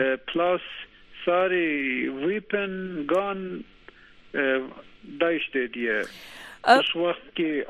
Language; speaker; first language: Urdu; non-native, learner; Turkish